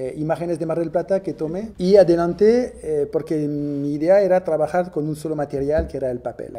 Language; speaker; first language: Spanish; non-native, fluent; French